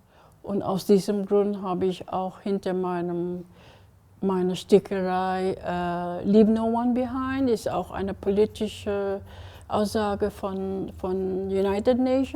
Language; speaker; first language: German; non-native, fluent; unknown